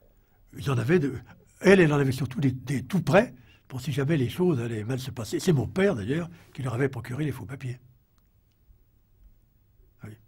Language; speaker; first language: French; native; French